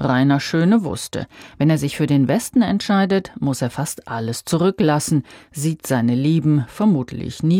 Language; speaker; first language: German; native; German